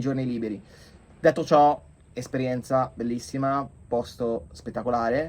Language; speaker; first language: Italian; native; Italian